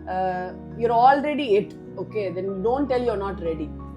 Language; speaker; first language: English; non-native, local second language; Tamil